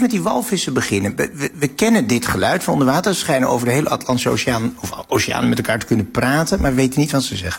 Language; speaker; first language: Dutch; native; Dutch